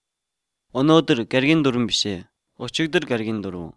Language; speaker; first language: Mongolian; native; Mongolian